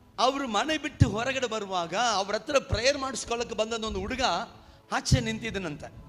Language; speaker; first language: Kannada; non-native, local second language; Tamil